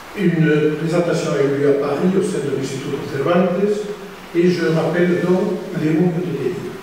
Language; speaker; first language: French; non-native, fluent; Spanish